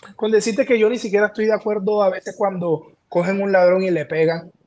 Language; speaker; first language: Spanish; native; Spanish